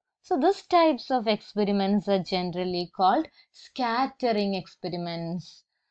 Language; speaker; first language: English; non-native, local second language; Malayalam